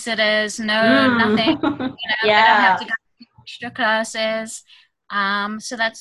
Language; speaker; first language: English; native; English